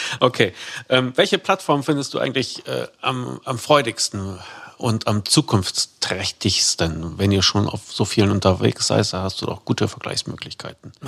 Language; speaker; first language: German; native; German